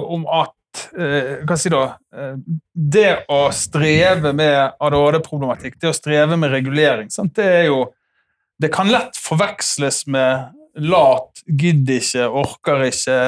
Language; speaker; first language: Norwegian; native; Norwegian